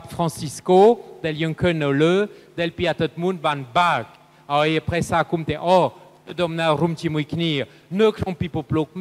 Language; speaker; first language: Khmer; non-native, fluent; French